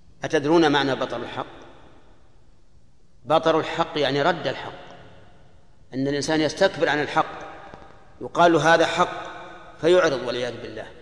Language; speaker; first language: Arabic; native; Arabic